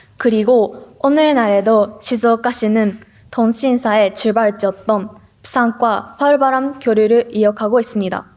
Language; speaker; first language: Korean; non-native, learner; Japanese